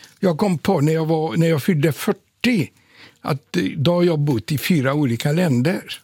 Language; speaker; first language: Swedish; non-native, fluent; Polish